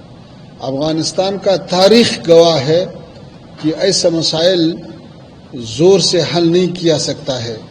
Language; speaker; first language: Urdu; non-native, fluent; Pashto